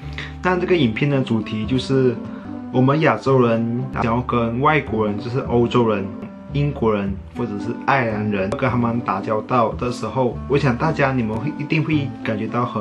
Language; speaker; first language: Chinese; early bilingual, heritage; Chinese